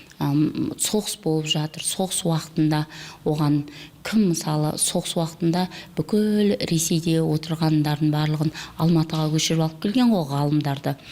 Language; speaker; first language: Kazakh; native; Kazakh